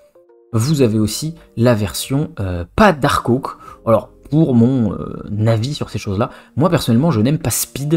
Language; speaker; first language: French; native; French